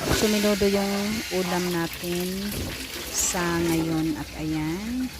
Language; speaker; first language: Filipino; non-native, local second language; Cebuano